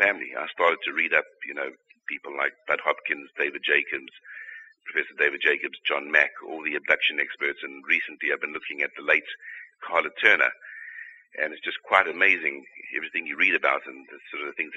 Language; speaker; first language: English; native; English